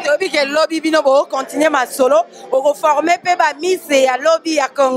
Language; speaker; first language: French; non-native, local second language; Lingala